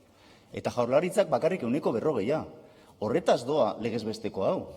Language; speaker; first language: Basque; non-native, local second language; Spanish